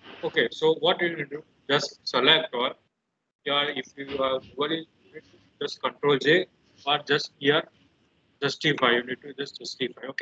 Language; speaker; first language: English; non-native, local second language; Gujarati